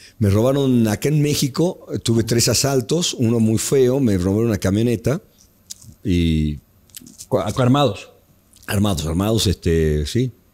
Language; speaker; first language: Spanish; native; Spanish